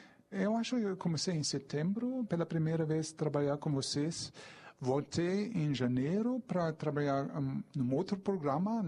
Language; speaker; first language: Portuguese; non-native, fluent; German